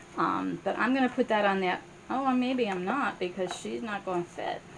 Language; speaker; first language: English; native; English